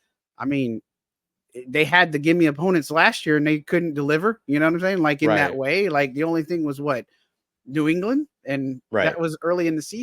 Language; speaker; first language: English; native; English